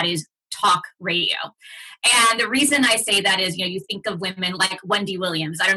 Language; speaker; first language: English; early bilingual, other home language; Spanish